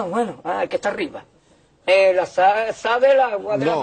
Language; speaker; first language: Spanish; native; Spanish